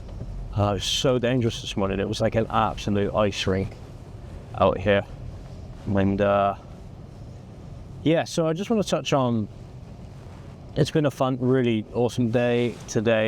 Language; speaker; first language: English; native; English